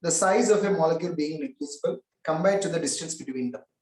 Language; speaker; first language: English; non-native, local second language; Malayalam